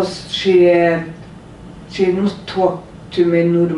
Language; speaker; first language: English; non-native, learner; Norwegian